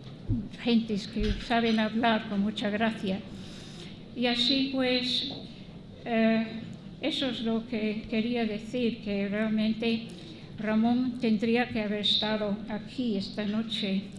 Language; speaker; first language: Spanish; non-native, fluent; English